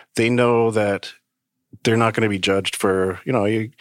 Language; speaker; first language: English; native; English